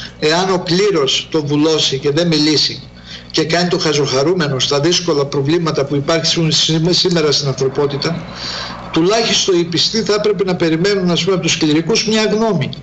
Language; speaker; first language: Greek; native; Greek